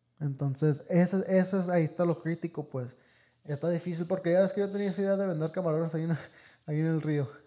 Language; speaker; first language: Spanish; early bilingual, heritage; Spanish